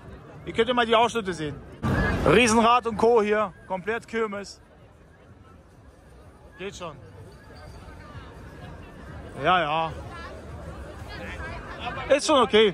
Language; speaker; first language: German; native; German